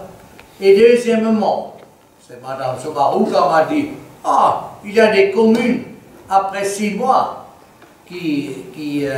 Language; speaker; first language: French; non-native, fluent; German